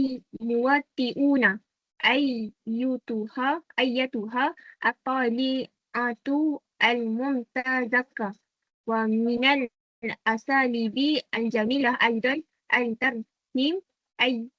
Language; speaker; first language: Arabic; non-native, learner; Malay